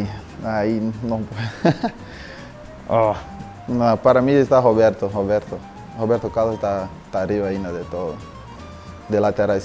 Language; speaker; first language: Spanish; non-native, learner; Portuguese